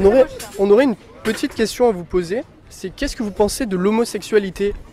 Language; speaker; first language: French; native; French